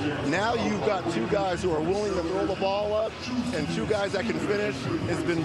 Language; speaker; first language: English; native; English